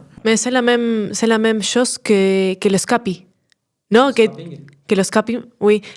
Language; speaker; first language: French; non-native, learner; Spanish